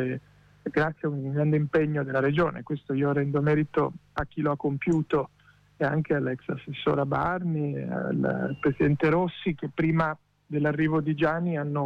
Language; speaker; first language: Italian; native; Italian